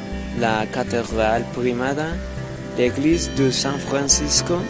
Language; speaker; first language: French; non-native, learner; Spanish